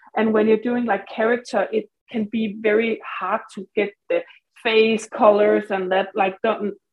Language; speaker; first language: English; non-native, fluent; Danish